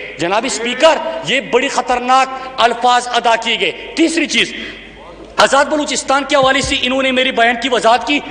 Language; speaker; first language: Urdu; non-native, local second language; Pashto